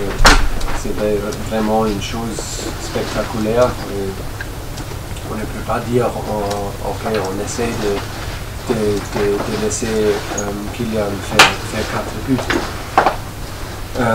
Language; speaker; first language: French; non-native, fluent; German